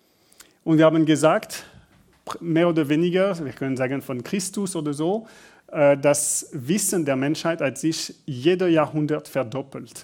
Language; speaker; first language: German; non-native, learner; French